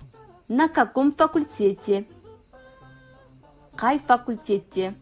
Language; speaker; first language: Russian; non-native, fluent; Kazakh